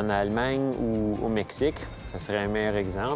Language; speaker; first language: French; native; French